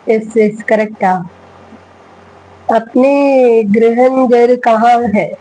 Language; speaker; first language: Hindi; non-native, local second language; Tulu